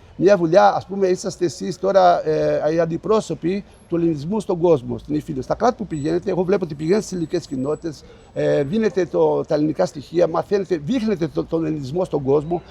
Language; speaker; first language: Greek; native; Greek